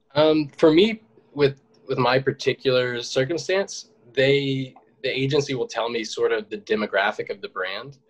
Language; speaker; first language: English; native; English